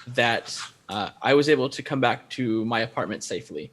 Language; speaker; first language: English; native; English